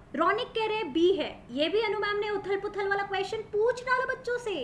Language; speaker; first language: Hindi; native; Hindi